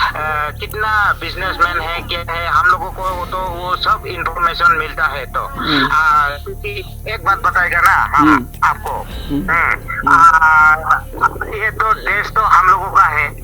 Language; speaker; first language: Hindi; non-native, local second language; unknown